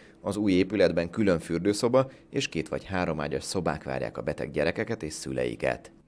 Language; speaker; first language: Hungarian; native; Hungarian